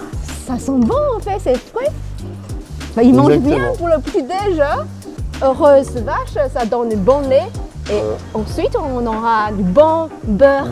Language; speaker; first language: French; non-native, fluent; Chinese